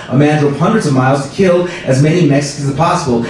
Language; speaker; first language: English; native; English